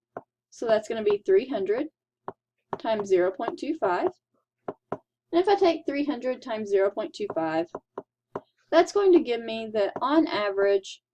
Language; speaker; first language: English; native; English